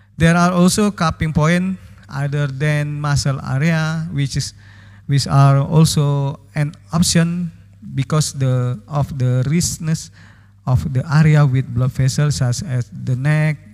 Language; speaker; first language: English; non-native, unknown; Indonesian